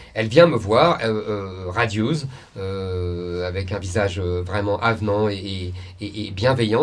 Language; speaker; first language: French; native; French